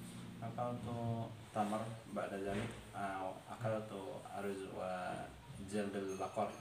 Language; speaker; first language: Arabic; non-native, learner; Indonesian